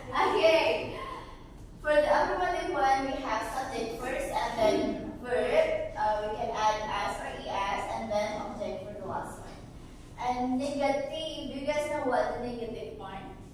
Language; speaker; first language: English; non-native, learner; Indonesian